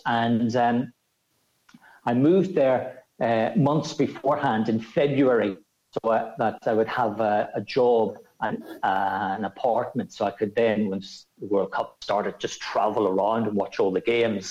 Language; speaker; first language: English; native; English